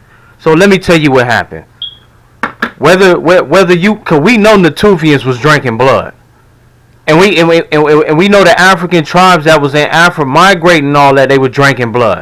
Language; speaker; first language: English; native; English